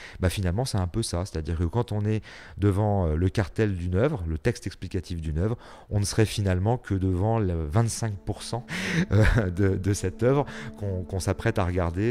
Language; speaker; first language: French; native; French